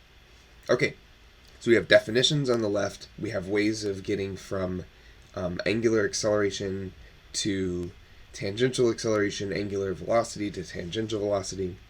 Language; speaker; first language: English; native; English